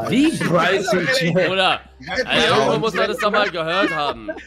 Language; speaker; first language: German; native; German